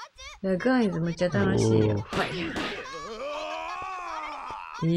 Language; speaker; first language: English; non-native, learner; Japanese